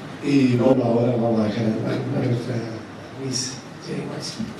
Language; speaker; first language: Spanish; native; Spanish